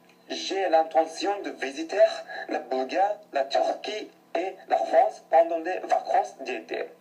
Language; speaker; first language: French; non-native, learner; Japanese